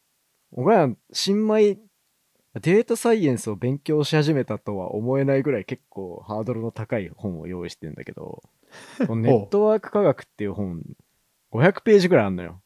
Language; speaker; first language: Japanese; native; Japanese